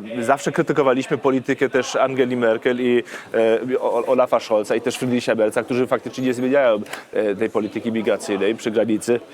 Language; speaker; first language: Polish; early bilingual, other home language; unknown